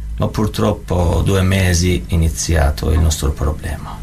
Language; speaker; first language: Italian; non-native, learner; Persian